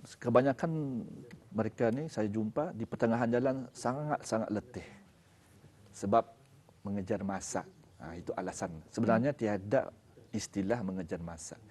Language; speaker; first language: Malay; native; Malay